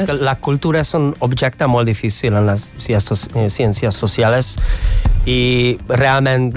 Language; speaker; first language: Catalan; non-native, fluent; Hungarian